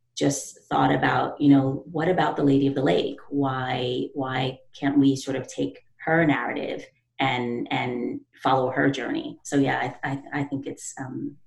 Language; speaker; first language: English; native; English